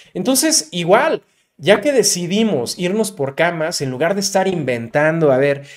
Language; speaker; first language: Spanish; native; Spanish